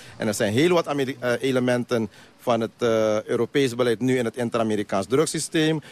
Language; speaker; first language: Dutch; non-native, local second language; Caribbean Hindustani